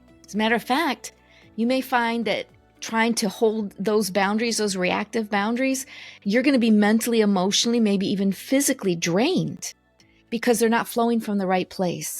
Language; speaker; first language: English; native; English